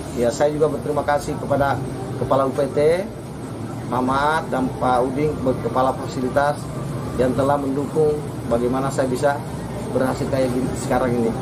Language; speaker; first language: Indonesian; non-native, local second language; Buginese